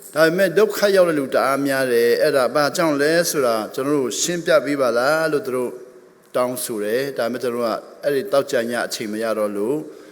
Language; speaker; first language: Burmese; non-native, local second language; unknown